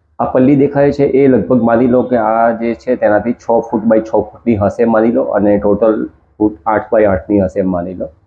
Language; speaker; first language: Gujarati; native; Gujarati